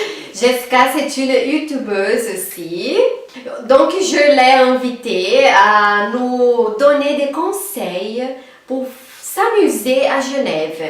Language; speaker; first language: French; non-native, fluent; Portuguese